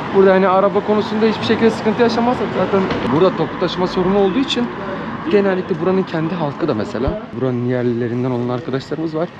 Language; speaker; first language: Turkish; native; Turkish